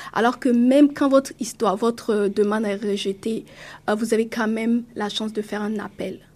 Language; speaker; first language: French; non-native, local second language; Mossi